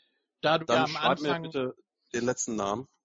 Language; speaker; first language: German; native; German